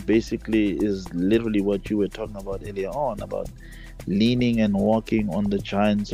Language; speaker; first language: English; non-native, local second language; Tswana